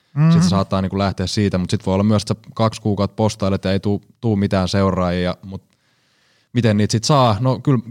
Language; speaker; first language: Finnish; native; Finnish